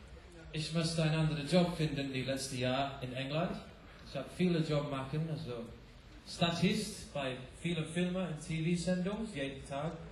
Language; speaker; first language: German; non-native, learner; English